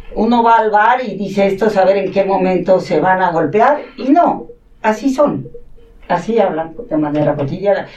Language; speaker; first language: Spanish; non-native, local second language; Catalan